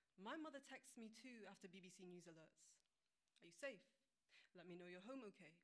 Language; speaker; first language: English; native; English